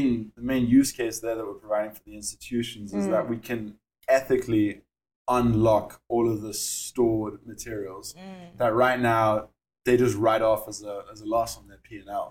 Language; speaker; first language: English; native; English